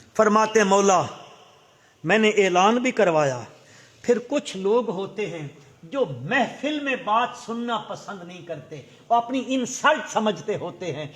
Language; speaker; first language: Urdu; non-native, local second language; Punjabi